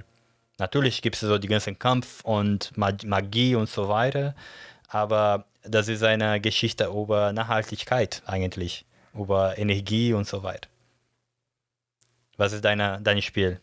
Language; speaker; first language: German; non-native, fluent; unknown